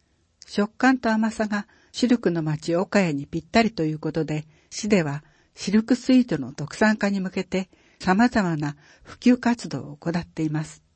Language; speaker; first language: Japanese; native; Japanese